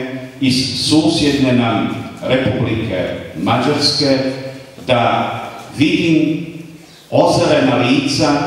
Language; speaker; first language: Croatian; native; Croatian